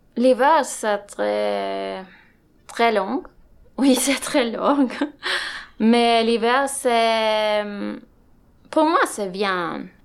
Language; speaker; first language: French; non-native, learner; Spanish